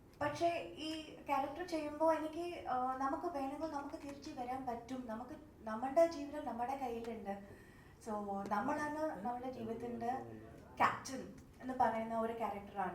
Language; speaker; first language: Malayalam; non-native, local second language; Tamil